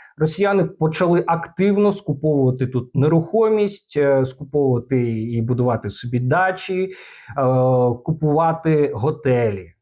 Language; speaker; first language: Ukrainian; non-native, local second language; Russian